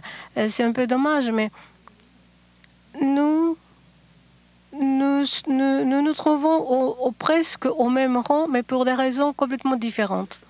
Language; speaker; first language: French; non-native, fluent; Japanese